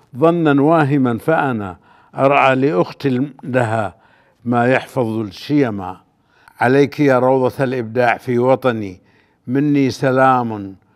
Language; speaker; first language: Arabic; native; Arabic